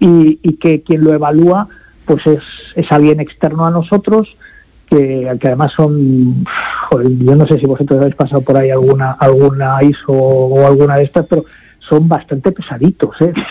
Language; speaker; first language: Spanish; native; Spanish